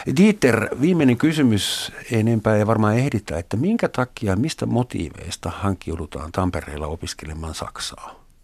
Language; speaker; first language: Finnish; non-native, fluent; German